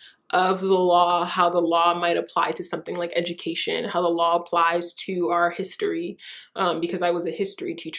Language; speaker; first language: English; early bilingual, other home language; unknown